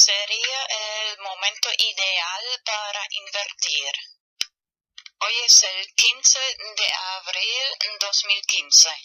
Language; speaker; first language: Spanish; non-native, fluent; German